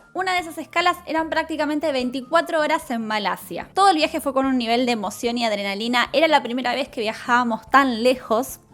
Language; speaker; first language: Spanish; native; Spanish